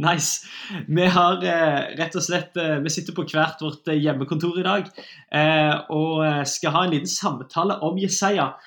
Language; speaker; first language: Norwegian; native; Norwegian